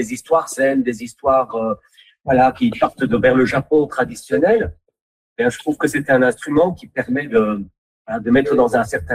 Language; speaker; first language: French; native; French